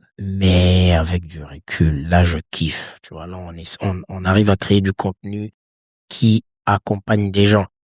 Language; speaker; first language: French; non-native, local second language; Lingala